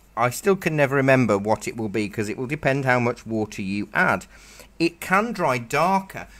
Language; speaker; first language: English; native; English